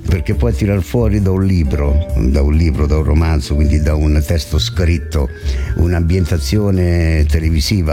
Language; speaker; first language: Italian; native; Italian